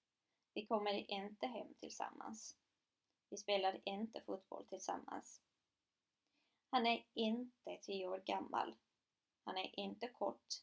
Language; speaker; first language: Swedish; non-native, fluent; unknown